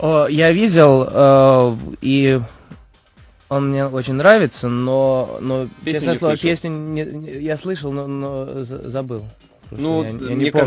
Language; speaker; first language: Russian; early bilingual, heritage; Russian